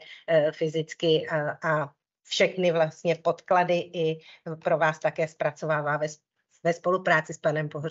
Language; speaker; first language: Czech; native; Czech